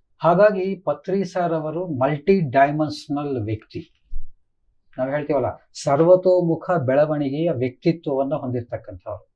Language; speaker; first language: Kannada; native; Kannada